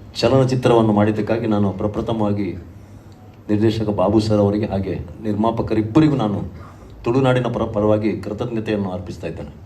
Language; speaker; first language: Kannada; non-native, local second language; Tulu